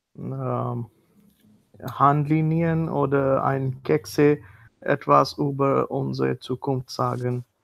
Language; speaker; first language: German; non-native, learner; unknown